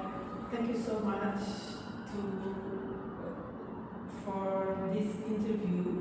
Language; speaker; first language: English; non-native, learner; Portuguese